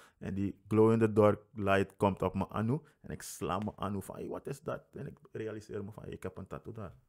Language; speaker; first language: Dutch; native; Dutch